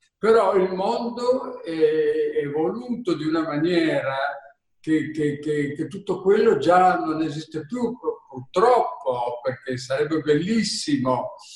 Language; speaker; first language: Italian; early bilingual, heritage; Italian